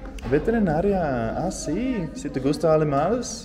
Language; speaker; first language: Spanish; non-native, learner; Dutch